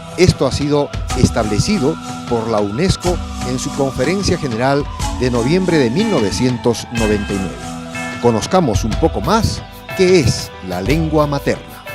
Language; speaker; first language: Spanish; native; Spanish